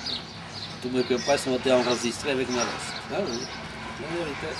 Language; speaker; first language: French; non-native, fluent; Portuguese